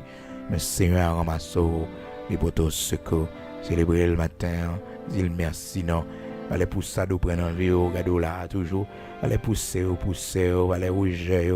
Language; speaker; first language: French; non-native, local second language; Haitian Creole